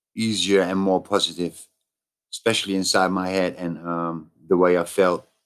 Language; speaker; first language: English; non-native, fluent; Dutch